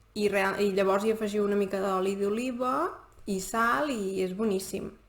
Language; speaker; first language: Catalan; native; Catalan